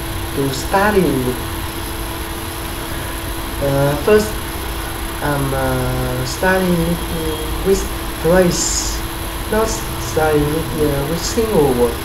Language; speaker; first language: English; non-native, learner; Vietnamese